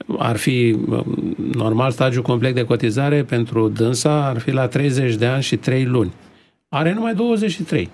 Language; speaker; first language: Romanian; native; Romanian